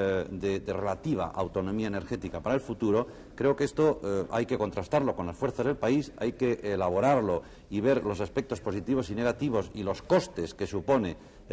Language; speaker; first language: Spanish; native; Spanish